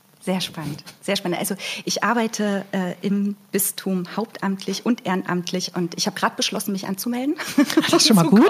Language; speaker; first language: German; native; German